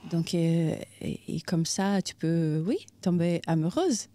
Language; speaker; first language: French; non-native, fluent; Portuguese